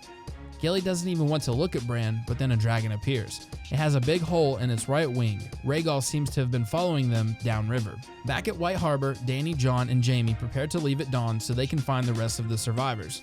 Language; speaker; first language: English; native; English